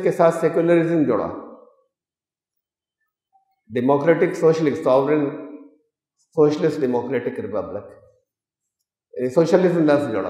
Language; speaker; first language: Urdu; native; Urdu